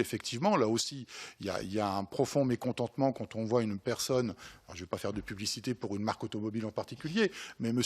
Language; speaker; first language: French; native; French